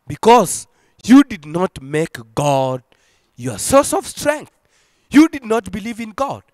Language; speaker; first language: English; non-native, local second language; Swahili